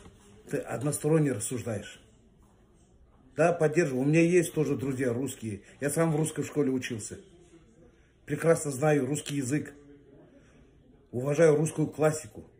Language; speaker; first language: Russian; non-native, local second language; Kazakh